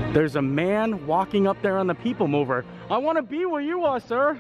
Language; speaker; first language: English; native; English